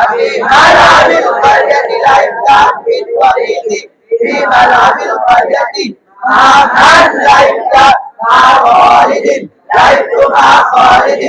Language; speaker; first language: Arabic; non-native, learner; Bangla